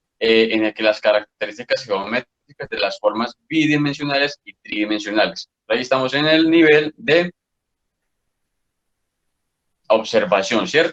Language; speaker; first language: Spanish; native; Spanish